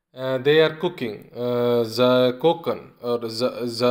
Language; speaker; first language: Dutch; non-native, learner; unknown